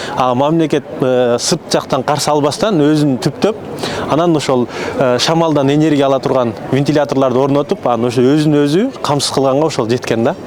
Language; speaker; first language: Kyrgyz; native; Kyrgyz